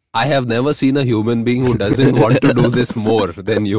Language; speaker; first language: English; non-native, local second language; Hindi